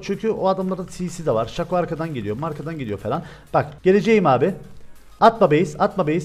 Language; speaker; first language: Turkish; native; Turkish